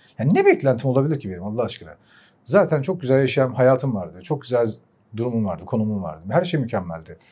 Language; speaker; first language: Turkish; early bilingual, heritage; Turkish